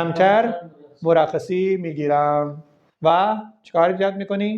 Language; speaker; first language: Persian; non-native, fluent; Urdu